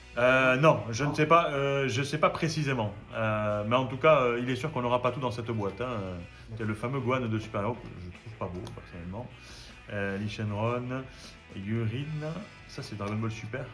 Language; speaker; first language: French; native; French